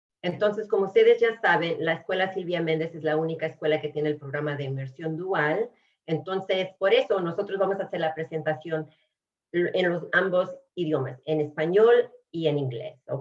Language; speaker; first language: Spanish; early bilingual, other home language; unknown